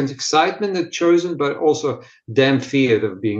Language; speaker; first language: English; non-native, fluent; Ukrainian